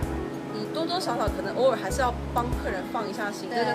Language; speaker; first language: Chinese; native; Chinese